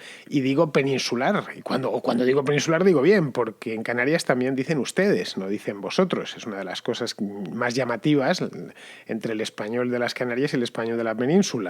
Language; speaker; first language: Spanish; native; Spanish